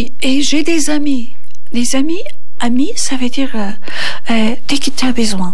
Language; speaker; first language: French; non-native, learner; Turkish